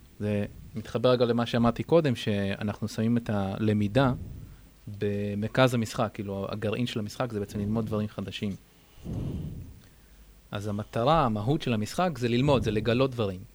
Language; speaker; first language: Hebrew; native; Hebrew